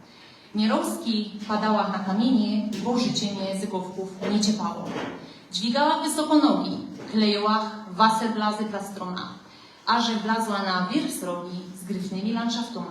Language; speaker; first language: Polish; native; Polish